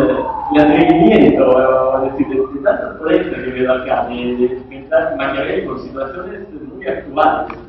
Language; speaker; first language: Spanish; non-native, fluent; Italian